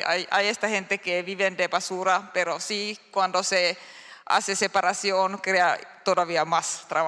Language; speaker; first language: Spanish; non-native, learner; Finnish